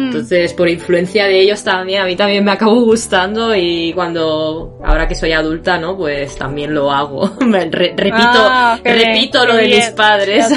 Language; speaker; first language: Spanish; native; Spanish